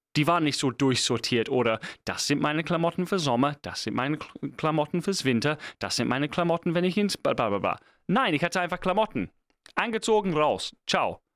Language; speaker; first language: German; non-native, fluent; English